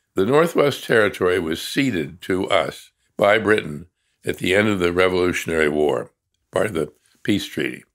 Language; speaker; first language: English; native; English